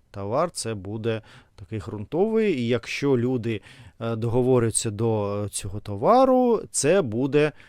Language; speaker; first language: Ukrainian; non-native, learner; Russian